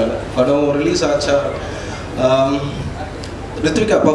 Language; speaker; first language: Tamil; native; Tamil